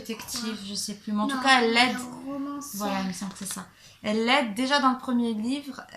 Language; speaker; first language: French; native; French